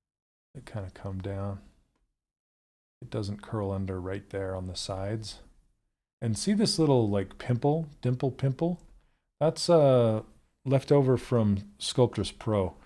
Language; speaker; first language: English; native; English